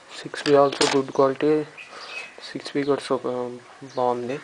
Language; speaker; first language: English; non-native, learner; Telugu